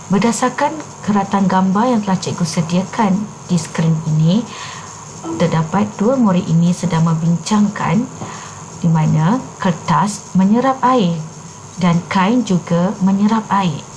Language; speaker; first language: Malay; native; Malay